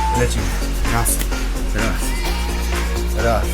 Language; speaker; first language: Polish; native; Polish